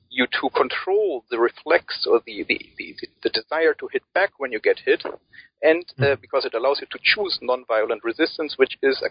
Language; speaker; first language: English; early bilingual, other home language; German